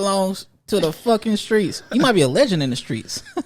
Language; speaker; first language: English; native; English